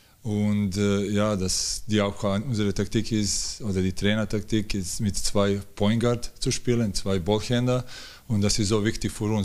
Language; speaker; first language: German; non-native, learner; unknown